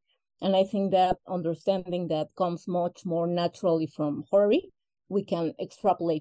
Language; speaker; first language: English; non-native, fluent; Spanish